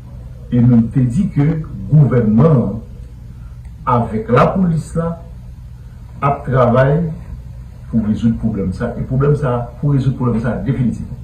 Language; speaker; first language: Haitian Creole; native; Haitian Creole